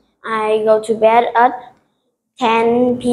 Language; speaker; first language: English; non-native, learner; Vietnamese